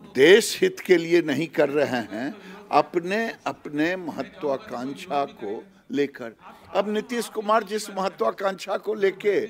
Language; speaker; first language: Hindi; native; Hindi